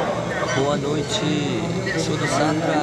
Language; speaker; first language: Portuguese; non-native, learner; Korean